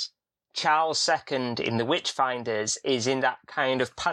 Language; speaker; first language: English; native; English